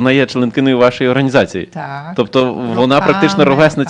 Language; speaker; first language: Ukrainian; native; Ukrainian